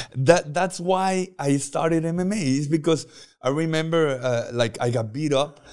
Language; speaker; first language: English; non-native, learner; Spanish